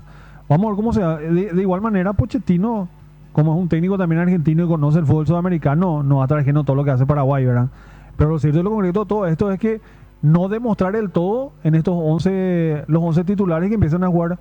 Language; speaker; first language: Spanish; native; Spanish